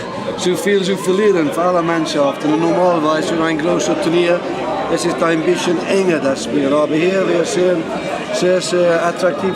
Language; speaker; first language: German; non-native, fluent; English